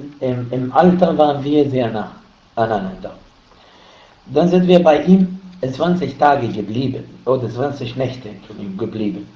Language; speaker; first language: German; non-native, fluent; Arabic